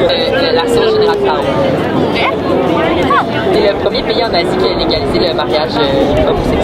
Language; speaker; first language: French; native; French